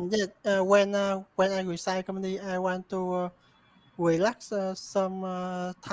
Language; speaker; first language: English; non-native, learner; Vietnamese